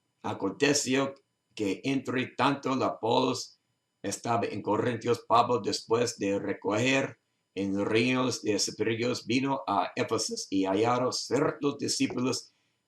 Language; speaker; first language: Spanish; non-native, learner; English